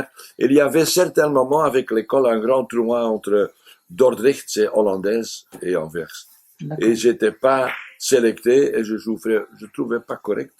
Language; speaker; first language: French; non-native, fluent; Dutch